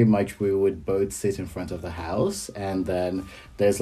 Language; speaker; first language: English; non-native, local second language; Yoruba